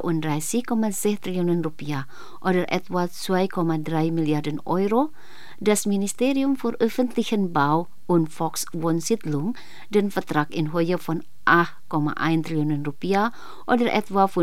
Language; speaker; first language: German; non-native, fluent; Indonesian